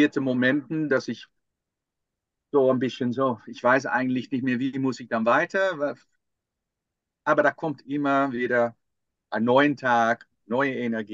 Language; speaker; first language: German; non-native, fluent; Dutch